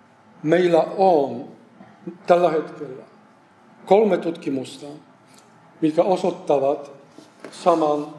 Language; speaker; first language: Finnish; non-native, fluent; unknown